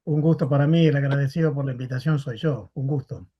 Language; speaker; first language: Spanish; native; Spanish